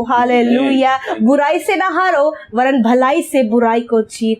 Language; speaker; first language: Hindi; native; Hindi